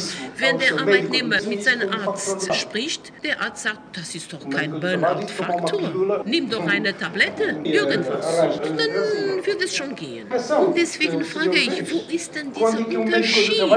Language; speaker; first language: German; non-native, fluent; Portuguese